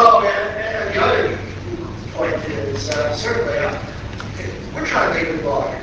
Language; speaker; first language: English; native; English